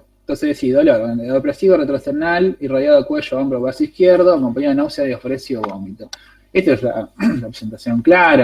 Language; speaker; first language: Spanish; native; Spanish